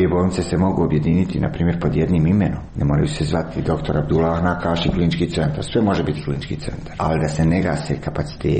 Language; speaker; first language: Serbian; native; Serbian